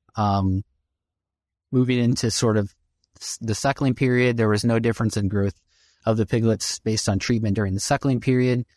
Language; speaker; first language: English; native; English